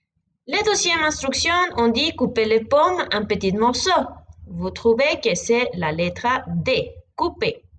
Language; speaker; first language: French; non-native, fluent; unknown